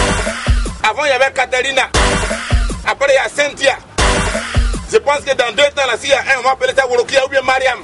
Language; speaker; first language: French; non-native, local second language; Bambara